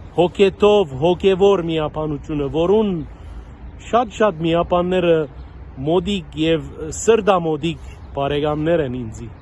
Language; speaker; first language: Armenian; early bilingual, heritage; Armenian